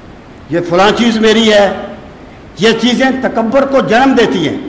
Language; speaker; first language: Urdu; native; Urdu